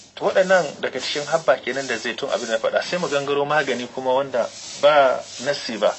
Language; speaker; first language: Hausa; native; Hausa